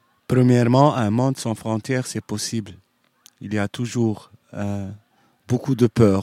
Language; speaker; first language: French; non-native, fluent; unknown